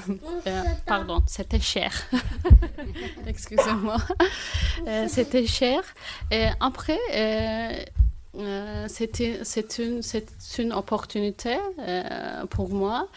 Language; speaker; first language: French; non-native, learner; Turkish